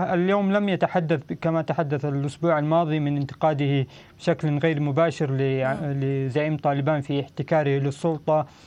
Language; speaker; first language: Arabic; non-native, fluent; Pashto